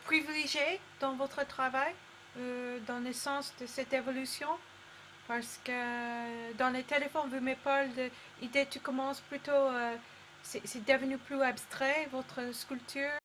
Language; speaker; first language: French; non-native, learner; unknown